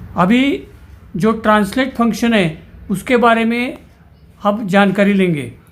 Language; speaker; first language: Hindi; non-native, local second language; Marathi